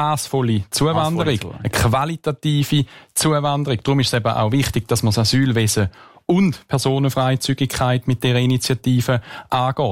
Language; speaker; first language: German; native; German